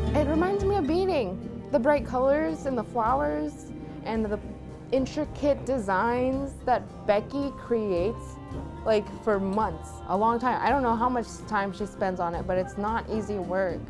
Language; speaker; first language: English; native; English